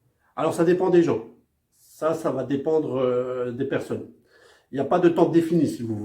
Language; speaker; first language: French; native; French